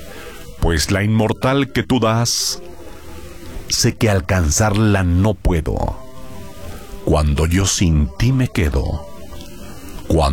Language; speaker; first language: Spanish; native; Spanish